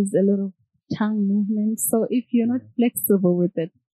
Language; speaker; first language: English; non-native, local second language; Shona